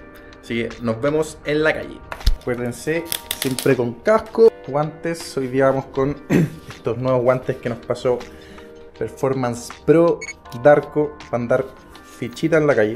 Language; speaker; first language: Spanish; native; Spanish